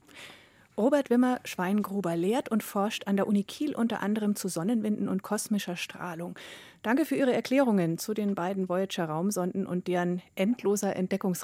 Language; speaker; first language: German; native; German